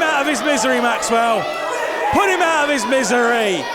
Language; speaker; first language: English; native; English